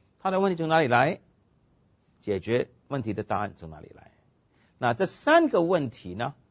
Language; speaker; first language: Chinese; non-native, local second language; Cantonese